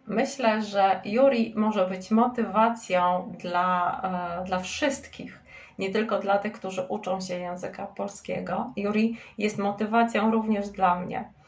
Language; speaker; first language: Polish; native; Polish